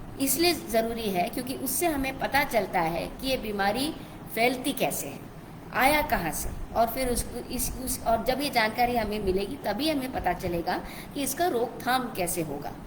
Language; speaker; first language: Hindi; non-native, local second language; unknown